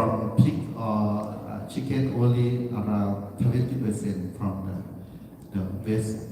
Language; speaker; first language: English; non-native, learner; Thai